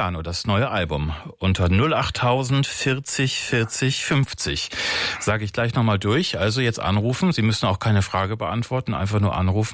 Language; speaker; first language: German; native; German